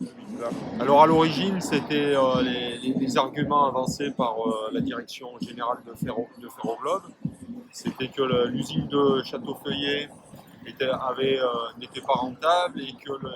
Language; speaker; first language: French; native; French